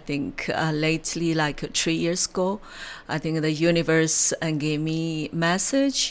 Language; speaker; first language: English; non-native, learner; Chinese